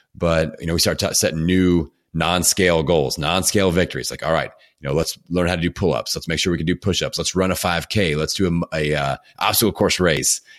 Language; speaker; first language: English; native; English